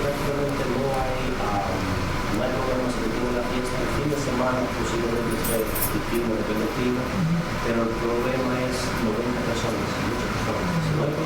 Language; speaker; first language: Spanish; native; Spanish